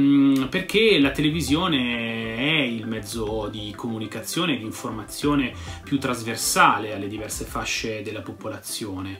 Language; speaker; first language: Italian; native; Italian